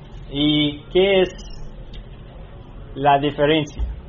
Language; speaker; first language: Spanish; non-native, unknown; English